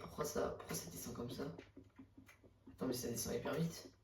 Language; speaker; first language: French; native; French